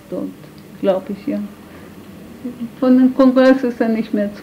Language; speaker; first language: German; non-native, fluent; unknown